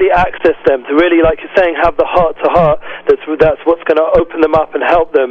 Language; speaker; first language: English; native; English